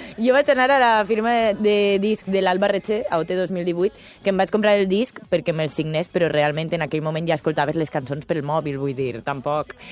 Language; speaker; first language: Catalan; native; Catalan